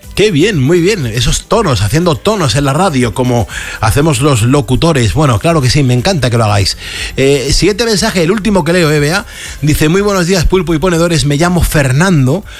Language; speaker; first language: Spanish; native; Spanish